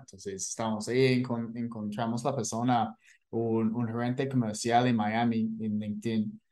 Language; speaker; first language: Spanish; non-native, fluent; English